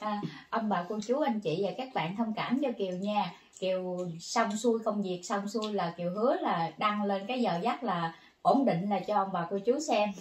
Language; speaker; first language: Vietnamese; native; Vietnamese